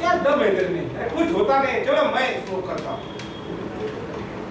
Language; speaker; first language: Hindi; non-native, local second language; Marathi